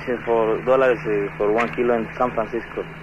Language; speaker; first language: English; non-native, learner; Spanish